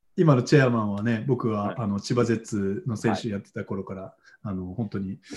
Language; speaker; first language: Japanese; native; Japanese